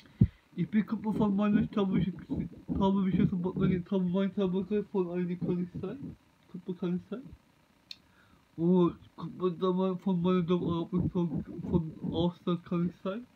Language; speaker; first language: German; non-native, learner; Turkish